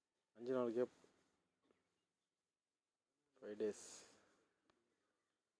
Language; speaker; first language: Tamil; native; Tamil